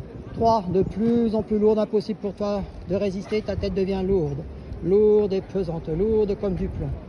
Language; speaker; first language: French; native; French